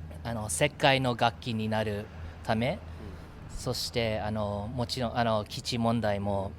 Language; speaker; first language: Japanese; non-native, learner; English